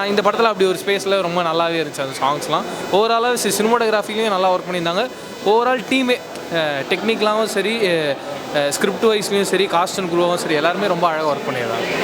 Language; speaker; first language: Tamil; native; Tamil